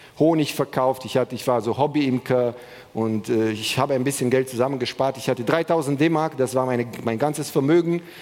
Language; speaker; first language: German; non-native, fluent; Romanian